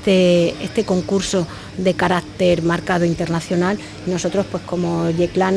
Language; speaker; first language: Spanish; native; Spanish